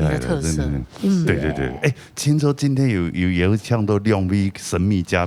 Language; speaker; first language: Chinese; native; Chinese